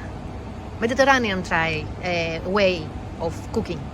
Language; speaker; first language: English; non-native, fluent; Greek